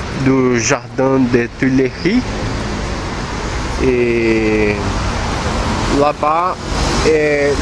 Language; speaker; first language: French; non-native, learner; Portuguese